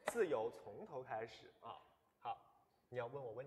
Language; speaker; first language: Chinese; native; Chinese